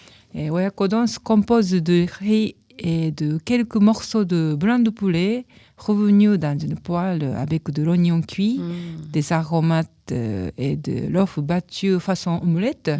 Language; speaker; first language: French; non-native, fluent; Japanese